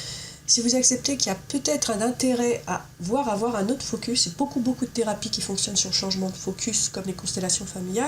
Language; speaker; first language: French; native; French